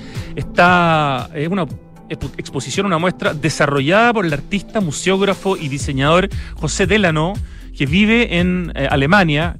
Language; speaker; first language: Spanish; native; Spanish